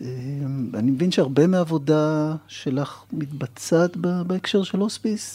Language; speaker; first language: Hebrew; native; Hebrew